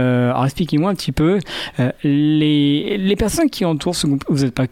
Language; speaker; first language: French; native; French